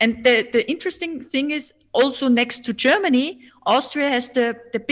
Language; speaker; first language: English; non-native, fluent; German